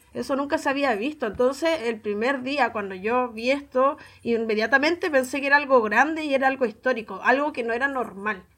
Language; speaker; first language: Spanish; native; Spanish